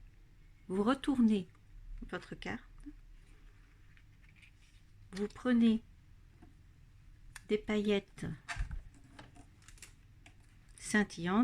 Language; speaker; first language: French; native; French